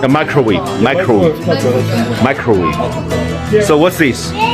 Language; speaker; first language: English; non-native, learner; Chinese